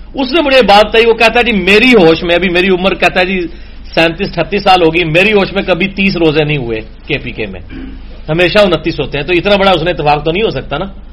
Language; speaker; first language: Urdu; non-native, local second language; Punjabi